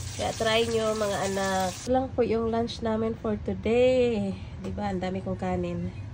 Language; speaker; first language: Filipino; native; Filipino